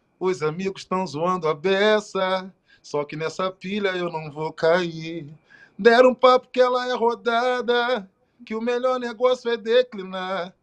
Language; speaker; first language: Portuguese; native; Portuguese